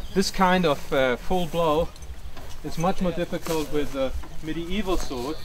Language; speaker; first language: English; non-native, fluent; German